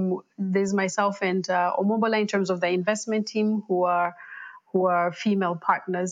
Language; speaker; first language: English; non-native, local second language; Shona